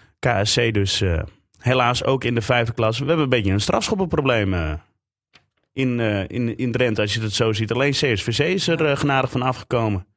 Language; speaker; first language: Dutch; native; Dutch